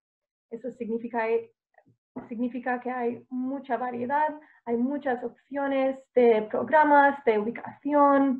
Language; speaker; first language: Spanish; non-native, fluent; English